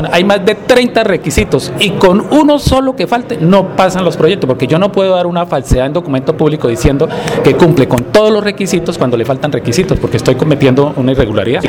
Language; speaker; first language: Spanish; native; Spanish